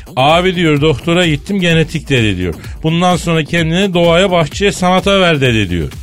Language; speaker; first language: Turkish; native; Turkish